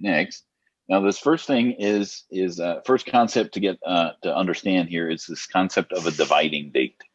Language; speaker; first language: English; native; English